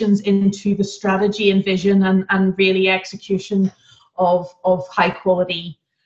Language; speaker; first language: English; native; English